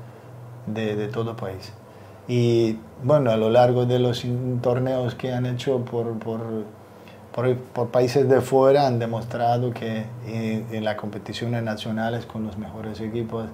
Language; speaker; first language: Spanish; non-native, fluent; Serbian